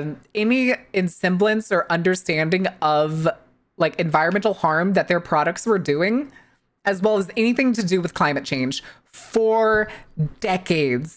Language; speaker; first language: English; native; English